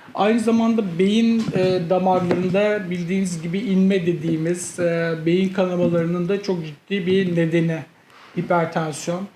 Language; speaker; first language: Turkish; native; Turkish